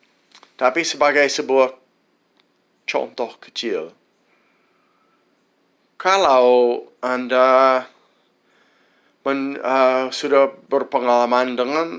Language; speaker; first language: Indonesian; non-native, fluent; English